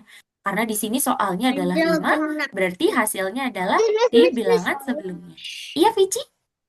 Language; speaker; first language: Indonesian; native; Indonesian